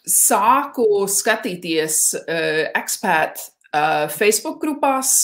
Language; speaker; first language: Latvian; early bilingual, heritage; Latvian